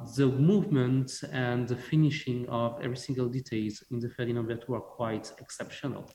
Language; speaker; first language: English; non-native, fluent; French